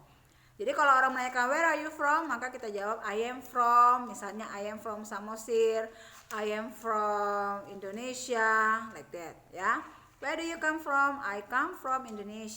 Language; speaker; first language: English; non-native, fluent; Indonesian